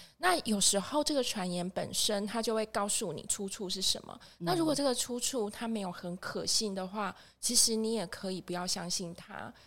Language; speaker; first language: Chinese; native; Chinese